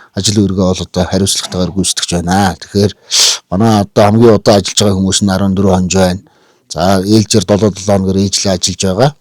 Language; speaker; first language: Mongolian; native; Mongolian